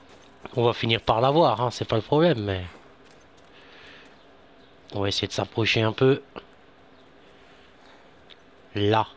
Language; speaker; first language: French; native; French